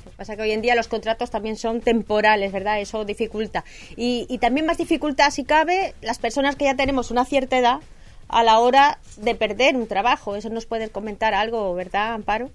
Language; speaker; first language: Spanish; native; Spanish